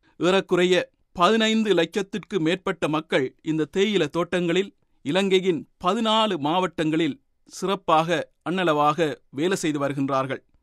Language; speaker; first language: Tamil; native; Tamil